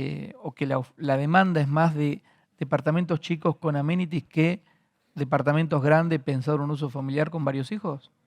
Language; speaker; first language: Spanish; native; Spanish